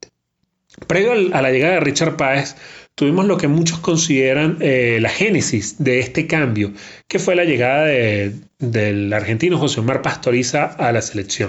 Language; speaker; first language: Spanish; native; Spanish